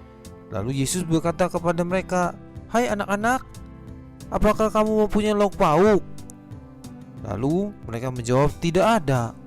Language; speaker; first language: Indonesian; native; Indonesian